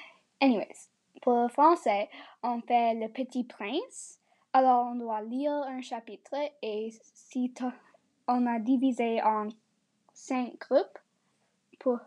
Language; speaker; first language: French; non-native, learner; English